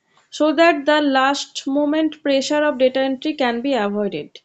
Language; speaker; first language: English; non-native, local second language; Bangla